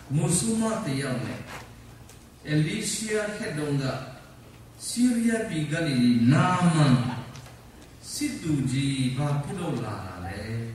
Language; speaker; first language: Burmese; non-native, local second language; Hakha Chin